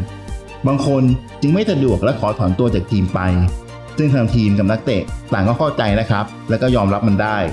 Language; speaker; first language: Thai; native; Thai